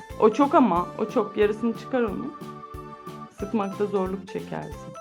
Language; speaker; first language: Turkish; native; Turkish